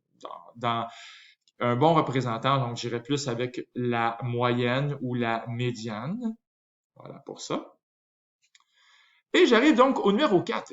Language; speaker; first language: French; native; French